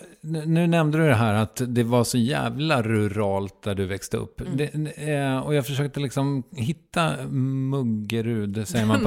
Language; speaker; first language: Swedish; native; Swedish